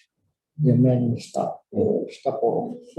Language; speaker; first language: English; non-native, fluent; Vietnamese